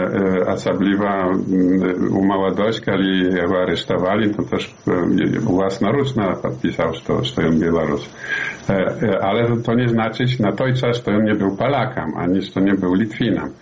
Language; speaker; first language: Polish; non-native, learner; Belarusian